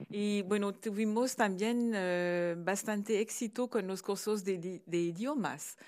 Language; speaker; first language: Spanish; non-native, fluent; French